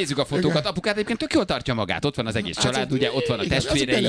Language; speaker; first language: Hungarian; native; Hungarian